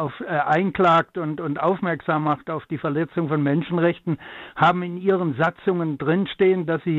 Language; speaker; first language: German; native; German